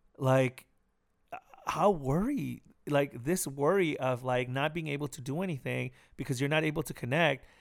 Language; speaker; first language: English; early bilingual, other home language; Spanish